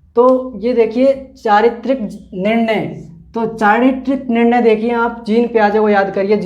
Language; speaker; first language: Hindi; native; Hindi